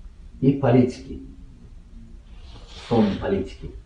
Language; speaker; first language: Russian; non-native, learner; Azerbaijani